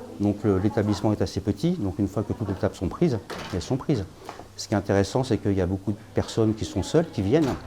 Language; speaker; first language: French; native; French